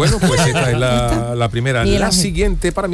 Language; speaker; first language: Spanish; native; Spanish